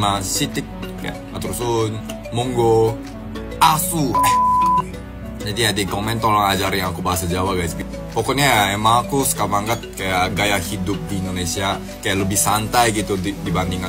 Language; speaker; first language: Indonesian; non-native, fluent; Japanese